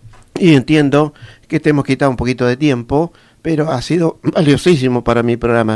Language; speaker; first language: Spanish; native; Spanish